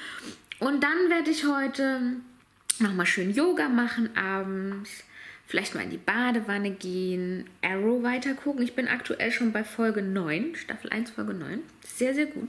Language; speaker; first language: German; native; German